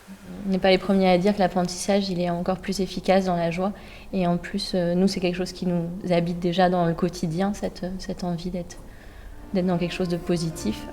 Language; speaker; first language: French; native; French